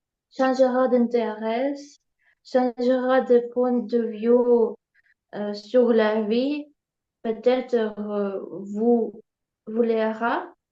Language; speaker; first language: French; non-native, learner; Ukrainian